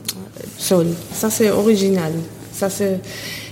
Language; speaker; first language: French; non-native, fluent; German